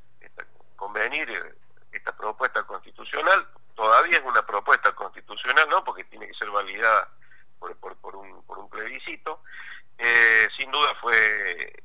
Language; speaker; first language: Spanish; native; Spanish